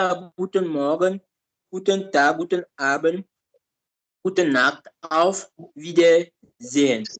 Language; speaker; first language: German; non-native, learner; French